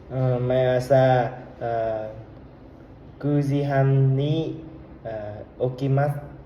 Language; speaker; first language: Japanese; non-native, learner; Vietnamese